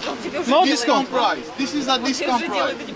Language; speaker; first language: English; non-native, local second language; Seselwa Creole French